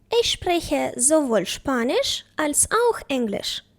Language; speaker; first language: German; non-native, fluent; Ukrainian